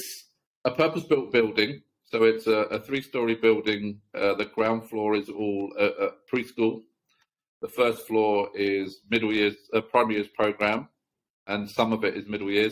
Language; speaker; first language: English; native; English